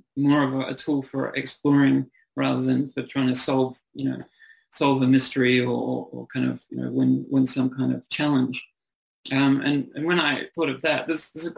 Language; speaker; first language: English; native; English